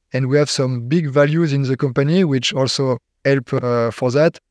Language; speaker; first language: English; non-native, fluent; French